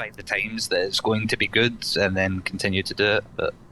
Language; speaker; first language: English; native; English